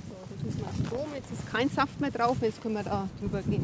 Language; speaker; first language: German; native; German